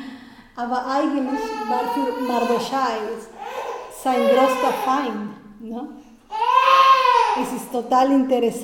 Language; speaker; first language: German; non-native, fluent; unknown